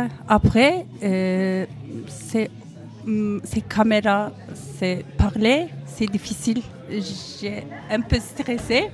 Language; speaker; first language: French; non-native, learner; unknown